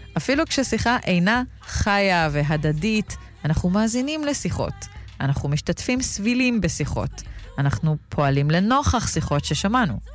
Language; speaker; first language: Hebrew; native; Hebrew